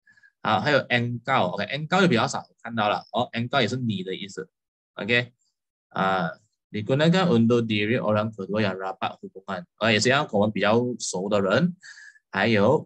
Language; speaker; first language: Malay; non-native, local second language; Chinese